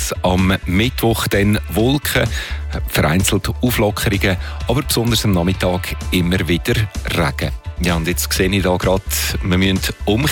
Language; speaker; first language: German; native; German